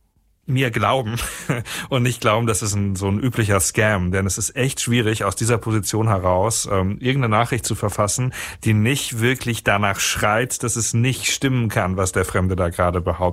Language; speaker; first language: German; native; German